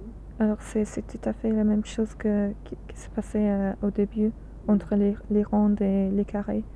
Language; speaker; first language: French; non-native, learner; English